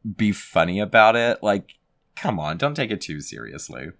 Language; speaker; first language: English; native; English